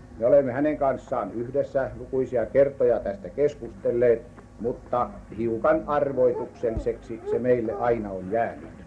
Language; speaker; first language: Finnish; native; Finnish